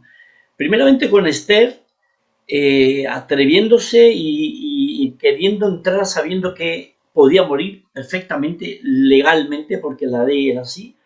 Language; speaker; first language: Spanish; native; Spanish